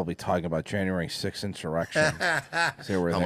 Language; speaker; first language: English; native; English